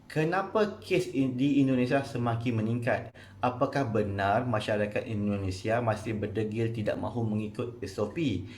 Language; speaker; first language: Malay; native; Malay